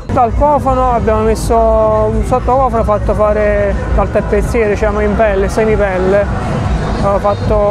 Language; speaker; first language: Italian; native; Italian